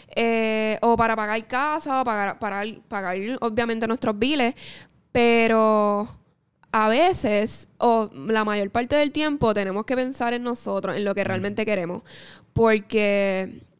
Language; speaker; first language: Spanish; native; Spanish